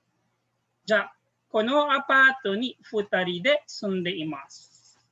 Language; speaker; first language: Japanese; non-native, fluent; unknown